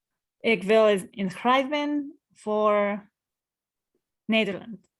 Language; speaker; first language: Dutch; non-native, learner; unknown